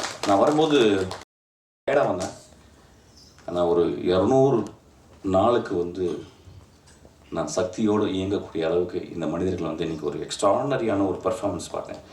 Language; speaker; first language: Tamil; native; Tamil